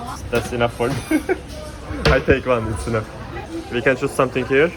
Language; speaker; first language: English; non-native, learner; Turkish